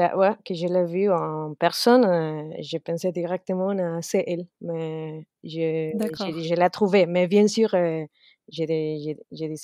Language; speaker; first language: French; non-native, fluent; Spanish